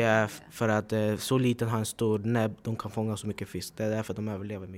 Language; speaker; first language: Swedish; early bilingual, other home language; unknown